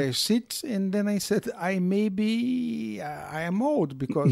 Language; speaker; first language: English; non-native, learner; Portuguese